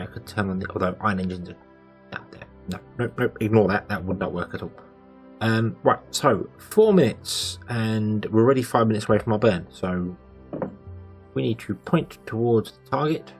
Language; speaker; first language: English; native; English